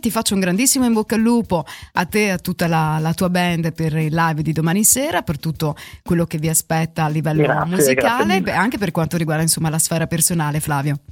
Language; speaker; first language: Italian; native; Italian